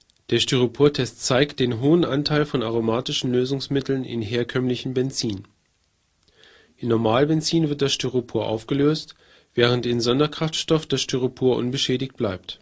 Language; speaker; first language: German; native; German